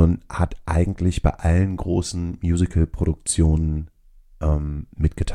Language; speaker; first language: German; native; German